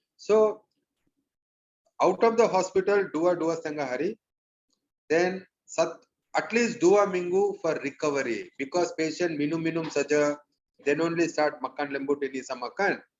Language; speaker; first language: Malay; non-native, local second language; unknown